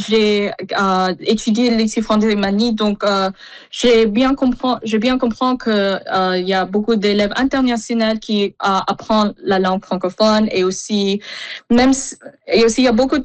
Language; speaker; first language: French; non-native, fluent; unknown